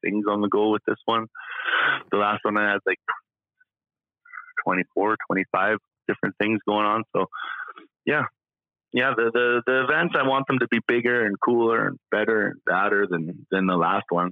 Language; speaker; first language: English; native; English